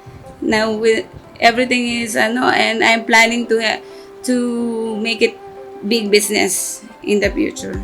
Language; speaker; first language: English; non-native, local second language; Filipino